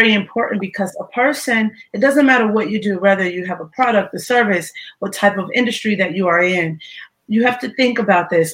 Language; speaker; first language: English; native; English